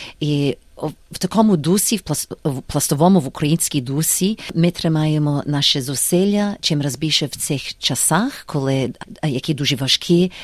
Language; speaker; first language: Ukrainian; early bilingual, heritage; Ukrainian